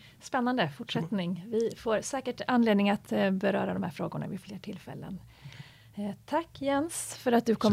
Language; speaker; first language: Swedish; native; Swedish